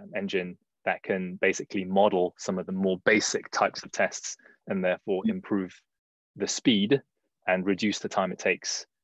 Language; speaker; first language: English; early bilingual, other home language; Chinese